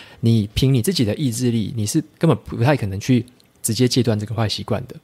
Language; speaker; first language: Chinese; native; Chinese